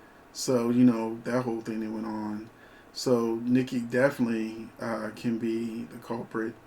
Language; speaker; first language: English; native; English